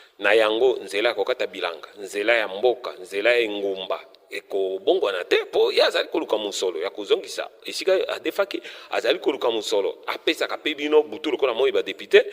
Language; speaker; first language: Lingala; native; Lingala